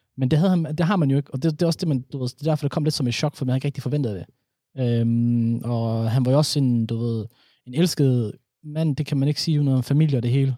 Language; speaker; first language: Danish; early bilingual, other home language; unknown